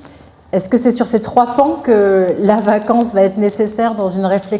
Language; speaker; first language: French; native; French